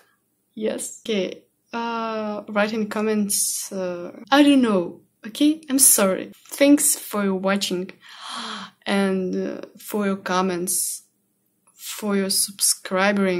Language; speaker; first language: English; non-native, learner; Russian